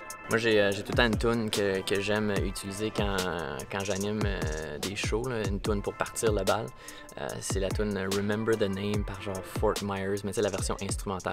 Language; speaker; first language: French; native; French